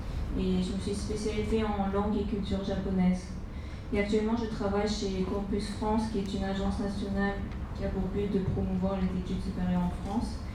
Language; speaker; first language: French; early bilingual, heritage; Japanese